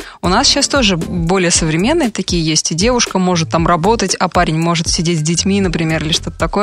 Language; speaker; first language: Russian; native; Russian